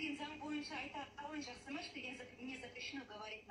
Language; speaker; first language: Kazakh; non-native, local second language; Russian